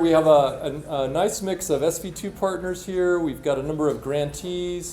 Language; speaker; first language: English; native; English